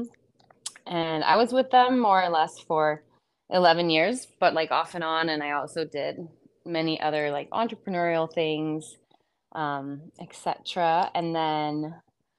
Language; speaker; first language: English; native; English